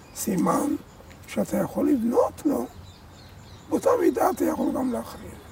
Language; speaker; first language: Hebrew; non-native, fluent; Polish